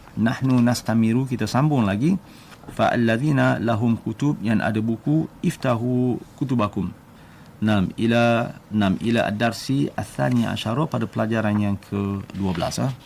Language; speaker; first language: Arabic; non-native, fluent; Malay